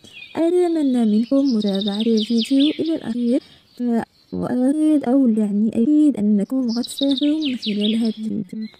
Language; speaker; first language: Arabic; native; Arabic